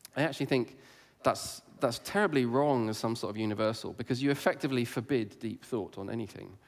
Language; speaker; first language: English; native; English